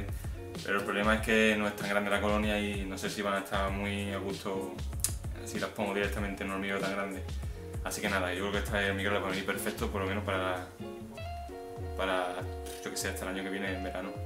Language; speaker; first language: Spanish; native; Spanish